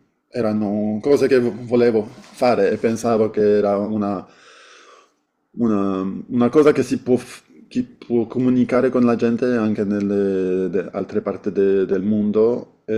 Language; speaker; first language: Italian; non-native, fluent; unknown